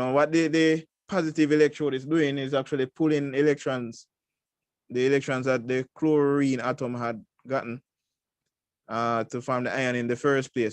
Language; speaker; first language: English; native; English